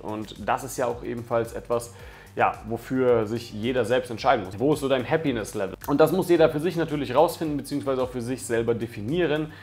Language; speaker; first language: German; native; German